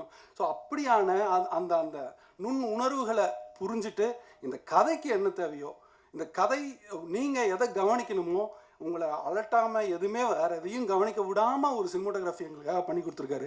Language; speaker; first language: Tamil; native; Tamil